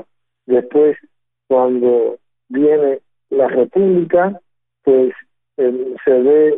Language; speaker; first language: Spanish; native; Spanish